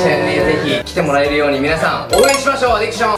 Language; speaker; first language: Japanese; native; Japanese